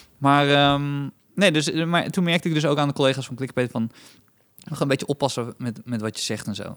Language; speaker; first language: Dutch; native; Dutch